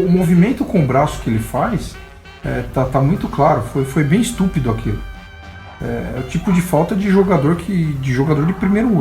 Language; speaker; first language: Portuguese; native; Portuguese